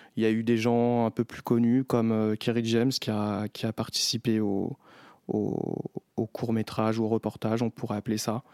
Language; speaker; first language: French; native; French